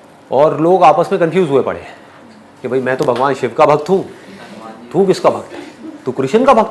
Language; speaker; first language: Hindi; native; Hindi